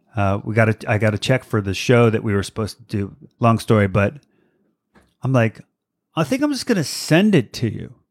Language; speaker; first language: English; native; English